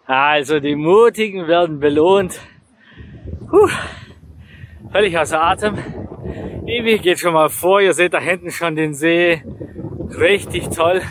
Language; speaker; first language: German; native; German